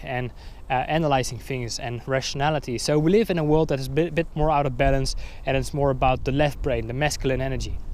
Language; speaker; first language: English; non-native, fluent; Dutch